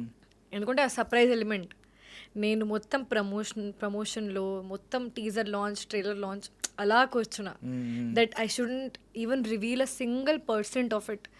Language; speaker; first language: Telugu; non-native, learner; Hindi